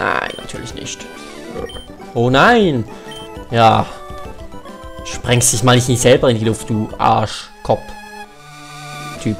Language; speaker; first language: German; native; German